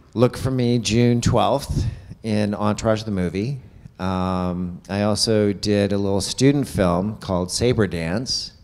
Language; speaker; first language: English; native; English